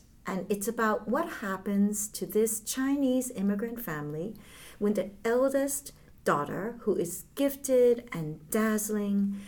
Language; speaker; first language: English; early bilingual, other home language; Cantonese